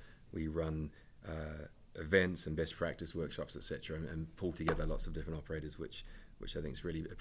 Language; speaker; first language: English; native; English